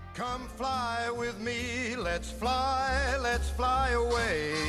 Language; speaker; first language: English; native; English